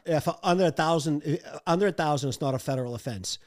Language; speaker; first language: English; native; English